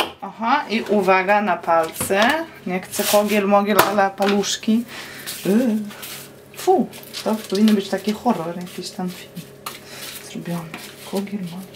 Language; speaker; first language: Polish; non-native, learner; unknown